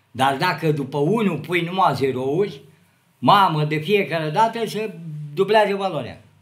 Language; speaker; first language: Romanian; native; Romanian